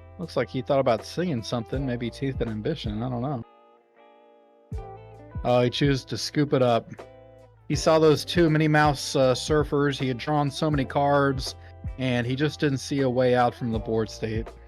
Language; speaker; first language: English; native; English